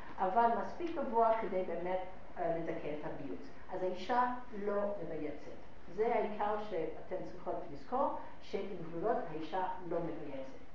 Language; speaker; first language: Hebrew; non-native, fluent; English